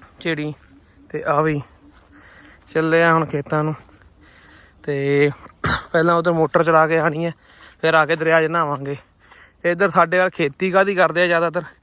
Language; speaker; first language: Punjabi; native; Punjabi